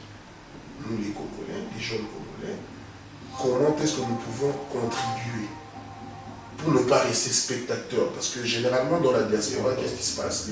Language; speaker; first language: French; non-native, local second language; Lingala